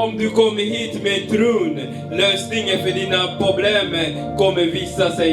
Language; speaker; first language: Swedish; non-native, learner; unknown